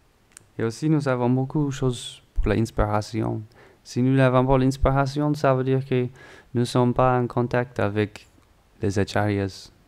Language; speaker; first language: French; non-native, learner; English